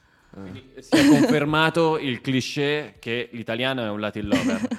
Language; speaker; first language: Italian; native; Italian